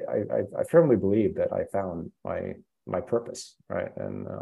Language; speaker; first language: English; non-native, fluent; German